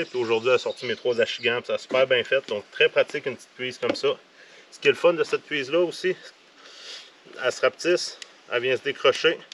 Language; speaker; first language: French; native; French